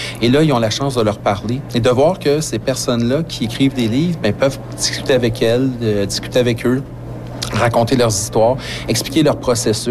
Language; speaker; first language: French; native; French